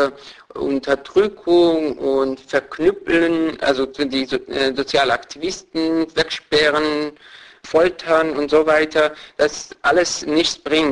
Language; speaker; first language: German; non-native, fluent; Persian